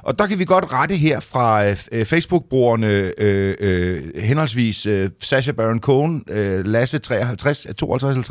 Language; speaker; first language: Danish; native; Danish